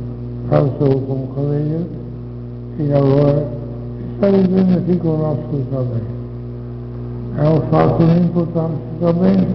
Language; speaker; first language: Portuguese; non-native, fluent; Dutch